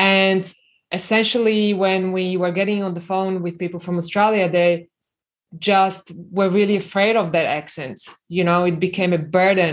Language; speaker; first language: English; non-native, fluent; Slovak